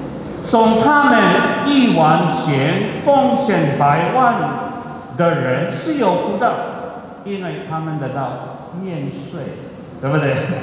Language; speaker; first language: Chinese; non-native, fluent; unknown